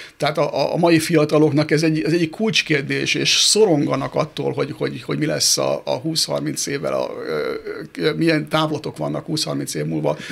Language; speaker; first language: Hungarian; native; Hungarian